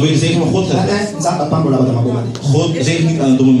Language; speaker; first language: Dutch; non-native, learner; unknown